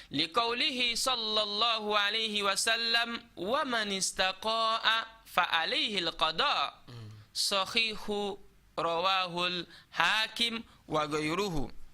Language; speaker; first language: Arabic; non-native, fluent; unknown